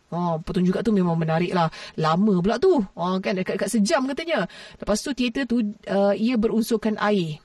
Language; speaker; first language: Malay; native; Malay